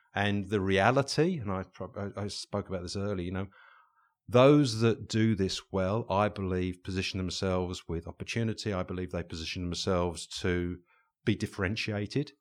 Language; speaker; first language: English; native; English